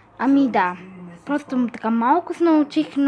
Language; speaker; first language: Bulgarian; early bilingual, heritage; Bulgarian